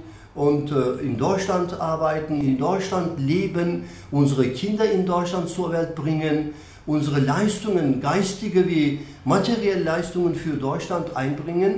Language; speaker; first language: German; non-native, fluent; Turkish